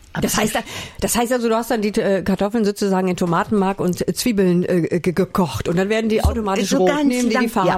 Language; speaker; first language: German; native; German